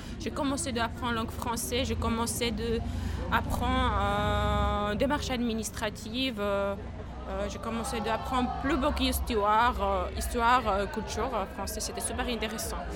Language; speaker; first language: French; non-native, learner; Georgian